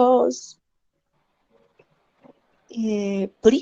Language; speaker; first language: English; non-native, learner; Spanish